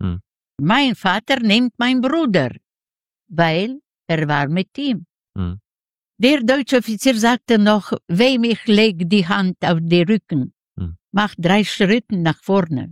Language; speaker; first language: German; non-native, learner; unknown